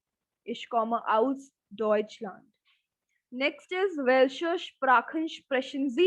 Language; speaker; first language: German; non-native, fluent; Hindi